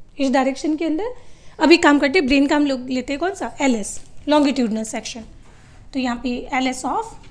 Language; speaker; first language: Hindi; native; Hindi